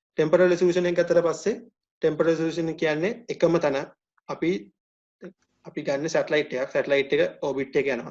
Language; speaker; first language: Sinhala; native; Sinhala